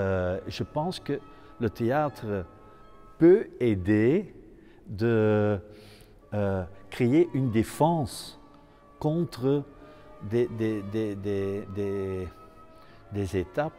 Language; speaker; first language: French; non-native, fluent; Dutch